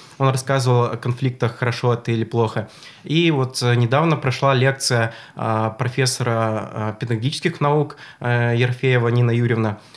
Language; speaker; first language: Russian; native; Russian